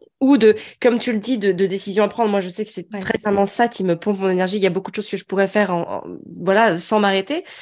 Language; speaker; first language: French; native; French